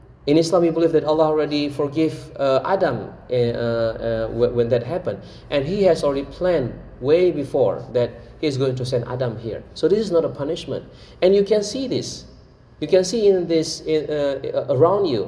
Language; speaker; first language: English; non-native, fluent; Achinese